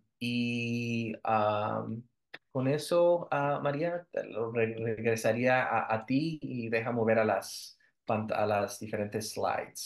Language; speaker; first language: Spanish; early bilingual, heritage; Spanish